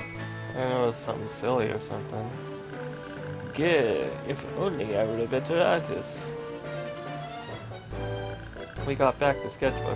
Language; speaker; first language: English; native; English